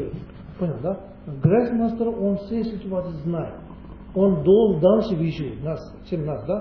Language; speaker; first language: Russian; non-native, learner; Tibetan